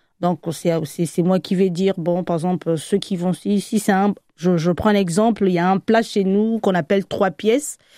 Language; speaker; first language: French; native; French